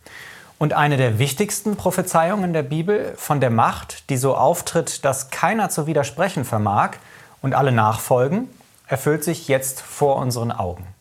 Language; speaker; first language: German; native; German